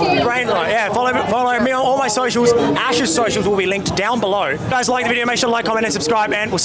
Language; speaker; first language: English; native; English